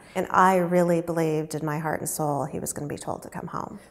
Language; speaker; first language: English; native; English